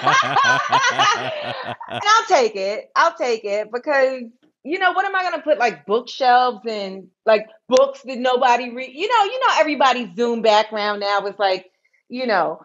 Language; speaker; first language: English; native; English